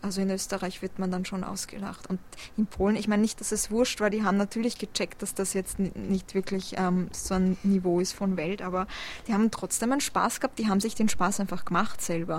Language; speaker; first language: German; early bilingual, other home language; Polish